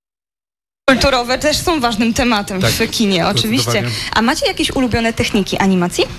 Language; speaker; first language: Polish; native; Polish